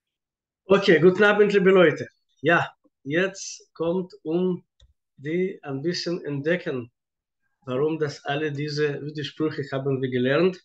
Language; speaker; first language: German; non-native, fluent; Russian